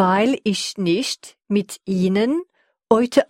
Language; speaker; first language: German; non-native, learner; French